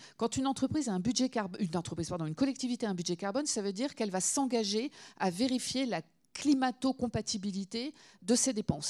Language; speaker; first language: French; native; French